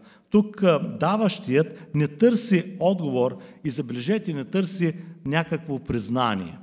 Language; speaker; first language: Bulgarian; native; Bulgarian